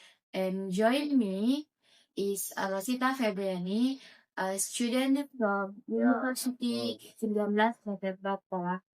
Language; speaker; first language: English; non-native, learner; Indonesian